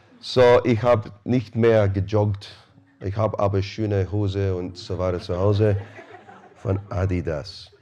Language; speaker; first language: German; non-native, fluent; English